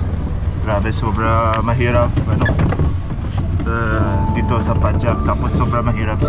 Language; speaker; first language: Filipino; non-native, learner; Arabic